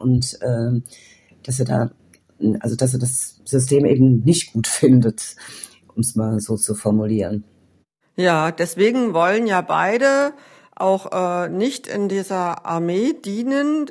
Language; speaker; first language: German; native; German